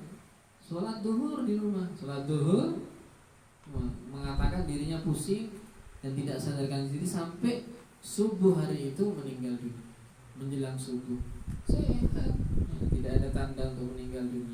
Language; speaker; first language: Indonesian; non-native, local second language; Javanese